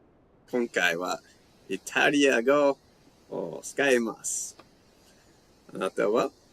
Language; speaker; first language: Japanese; non-native, learner; English